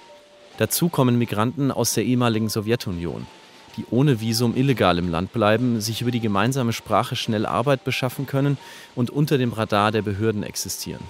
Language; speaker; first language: German; native; German